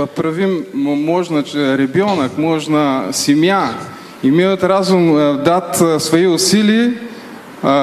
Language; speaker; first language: Russian; non-native, learner; Bulgarian